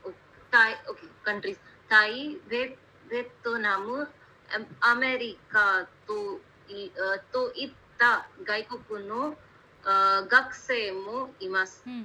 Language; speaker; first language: Japanese; non-native, learner; Hindi